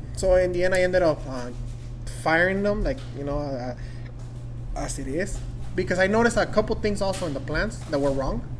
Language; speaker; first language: English; non-native, fluent; Spanish